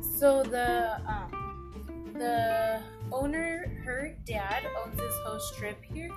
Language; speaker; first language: English; native; English